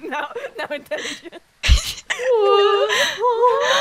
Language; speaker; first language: Portuguese; non-native, learner; English